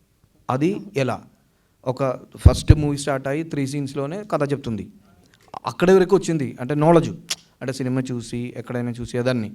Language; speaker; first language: Telugu; non-native, local second language; Malayalam